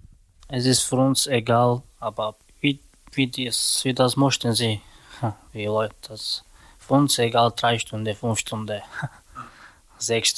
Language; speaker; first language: German; non-native, learner; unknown